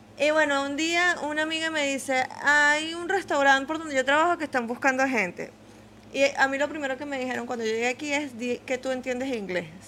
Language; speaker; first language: Spanish; native; Spanish